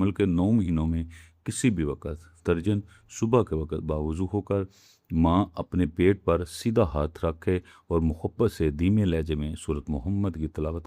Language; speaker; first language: Urdu; native; Urdu